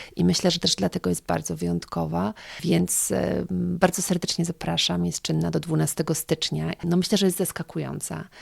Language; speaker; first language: Polish; native; Polish